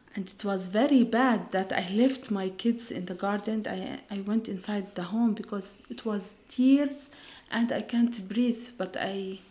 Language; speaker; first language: English; non-native, fluent; Arabic